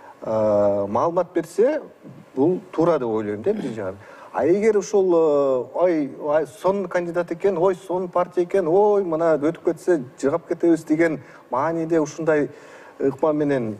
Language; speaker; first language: Kyrgyz; native; Kyrgyz